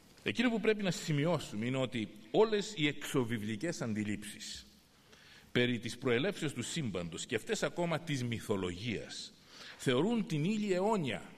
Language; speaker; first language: Greek; native; Greek